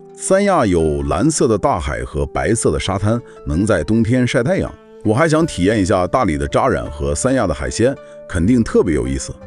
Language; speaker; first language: Chinese; non-native, fluent; English